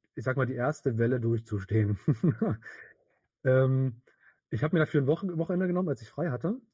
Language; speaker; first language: German; native; German